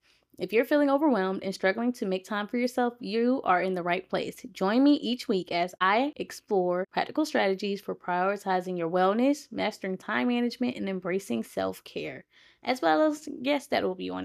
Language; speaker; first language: English; native; English